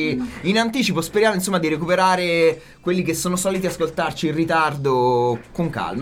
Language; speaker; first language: Italian; native; Italian